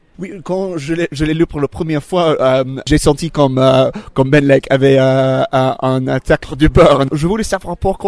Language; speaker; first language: French; non-native, fluent; English